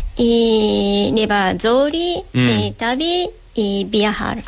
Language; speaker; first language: Spanish; non-native, learner; Japanese